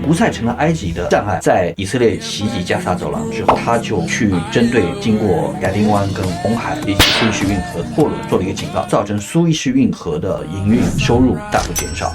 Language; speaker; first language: Chinese; native; Chinese